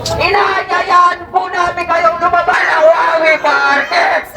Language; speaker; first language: Filipino; native; Filipino